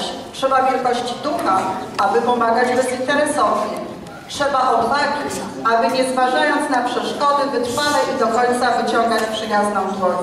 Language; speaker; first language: Polish; native; Polish